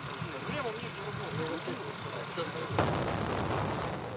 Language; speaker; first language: Russian; native; Russian